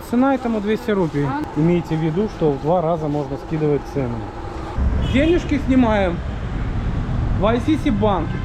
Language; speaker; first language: Russian; native; Russian